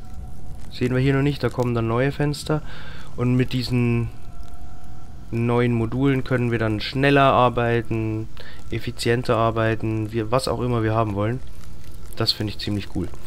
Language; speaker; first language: German; native; German